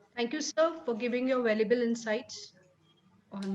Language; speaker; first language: English; non-native, local second language; Hindi